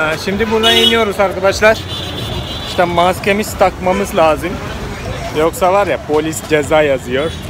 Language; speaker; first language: Turkish; non-native, fluent; Malayalam